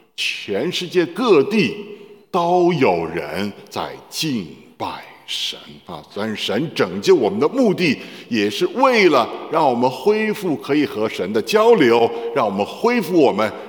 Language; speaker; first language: Chinese; native; Chinese